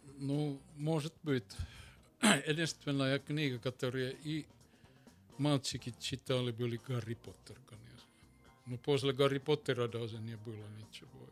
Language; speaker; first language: Russian; non-native, learner; Finnish